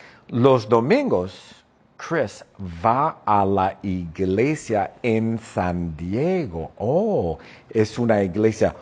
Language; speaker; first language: Spanish; non-native, fluent; English